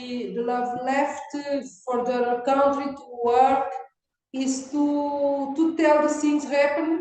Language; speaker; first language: English; non-native, learner; Kabuverdianu